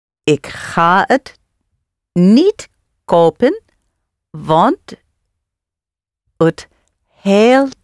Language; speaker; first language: Dutch; non-native, learner; English